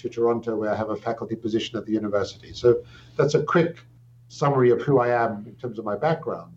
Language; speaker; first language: English; native; English